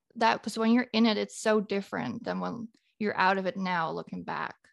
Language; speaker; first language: English; non-native, fluent; Dutch